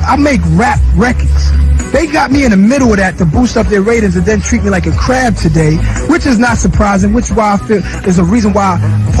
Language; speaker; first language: English; native; English